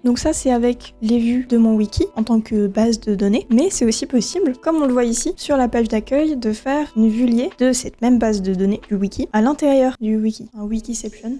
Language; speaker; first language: French; native; French